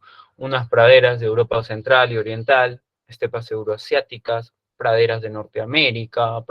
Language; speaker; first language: Spanish; native; Spanish